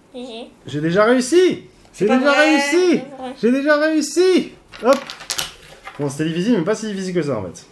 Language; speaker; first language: French; native; French